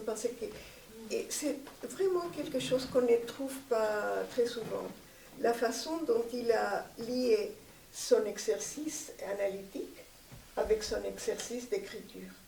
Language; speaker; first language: French; non-native, fluent; Spanish